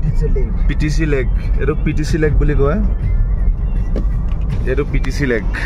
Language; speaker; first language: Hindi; non-native, local second language; Assamese